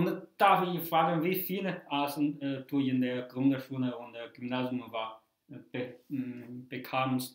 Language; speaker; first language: German; non-native, fluent; Chinese